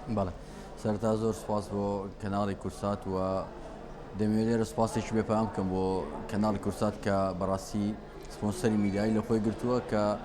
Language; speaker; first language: Central Kurdish; native; Central Kurdish